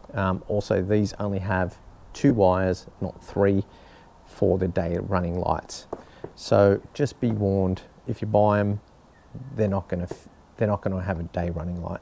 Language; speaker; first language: English; native; English